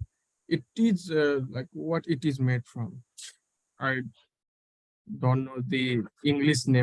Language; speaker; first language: English; non-native, fluent; Nepali